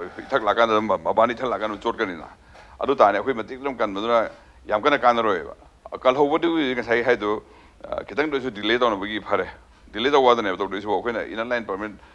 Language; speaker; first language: Manipuri; native; Manipuri